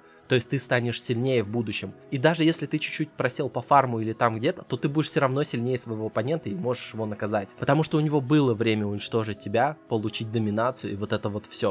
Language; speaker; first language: Russian; native; Russian